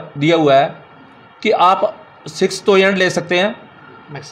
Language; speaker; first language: Hindi; native; Hindi